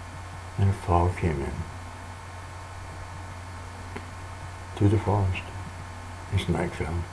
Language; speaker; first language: English; native; English